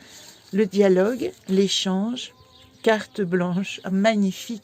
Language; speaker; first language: French; native; French